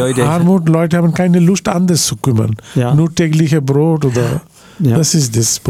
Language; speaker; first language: German; non-native, learner; Bangla